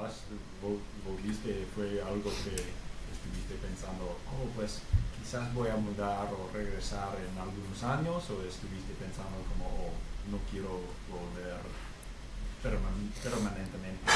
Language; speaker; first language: Spanish; non-native, fluent; English